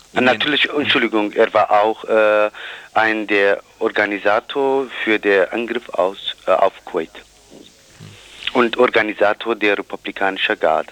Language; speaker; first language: German; non-native, fluent; Kurdish